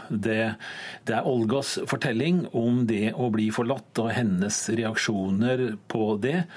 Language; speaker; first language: Norwegian; native; Norwegian